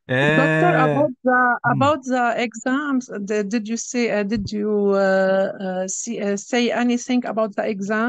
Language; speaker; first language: English; non-native, learner; Arabic